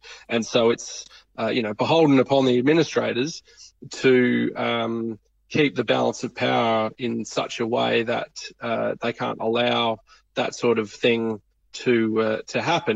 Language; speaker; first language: English; native; English